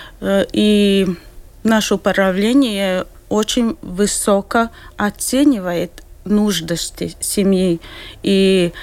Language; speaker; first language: Russian; non-native, local second language; Latvian